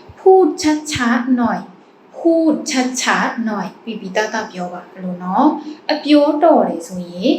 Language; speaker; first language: Thai; non-native, fluent; Burmese